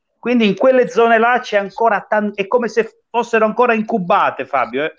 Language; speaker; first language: Italian; native; Italian